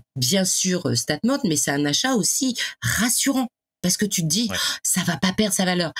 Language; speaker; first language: French; native; French